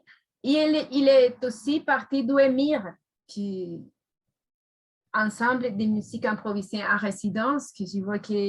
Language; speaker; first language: French; non-native, fluent; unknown